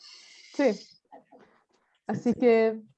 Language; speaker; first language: Spanish; non-native, fluent; German